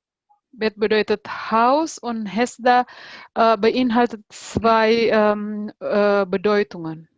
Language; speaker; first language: German; non-native, fluent; Indonesian